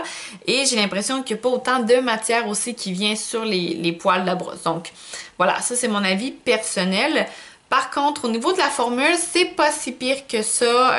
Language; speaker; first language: French; native; French